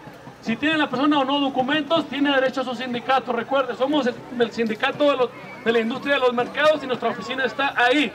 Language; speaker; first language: Spanish; native; Spanish